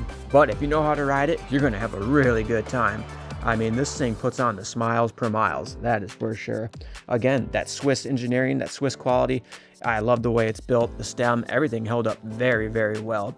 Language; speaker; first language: English; native; English